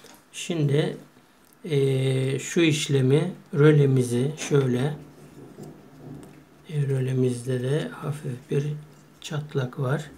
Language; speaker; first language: Turkish; native; Turkish